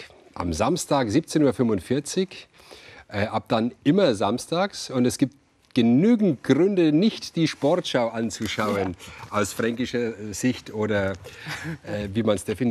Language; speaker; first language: German; native; German